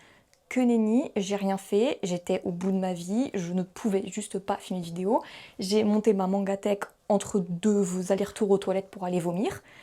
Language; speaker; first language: French; native; French